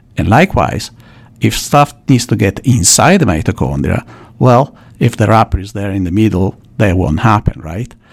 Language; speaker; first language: English; non-native, fluent; Italian